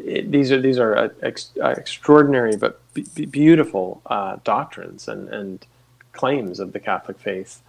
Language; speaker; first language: English; native; English